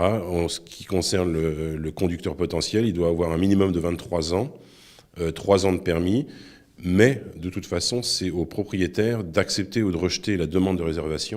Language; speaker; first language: French; native; French